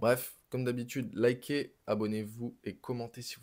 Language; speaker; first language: French; native; French